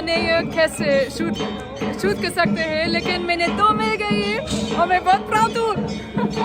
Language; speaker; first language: Hindi; non-native, learner; German